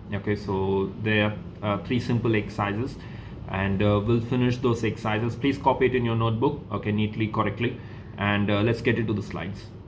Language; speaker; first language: English; non-native, local second language; Tamil